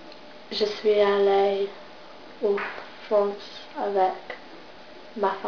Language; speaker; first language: French; non-native, learner; English